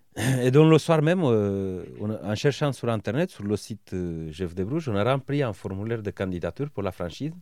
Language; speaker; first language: French; non-native, fluent; Romanian